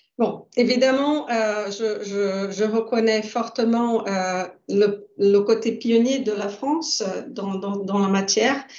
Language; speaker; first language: French; non-native, fluent; Portuguese